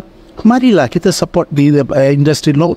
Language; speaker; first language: Indonesian; non-native, fluent; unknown